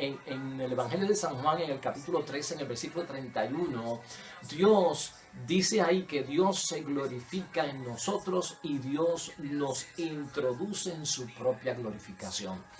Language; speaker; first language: Spanish; native; Spanish